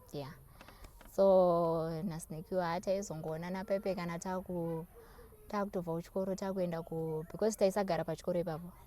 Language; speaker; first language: Shona; non-native, local second language; North Ndebele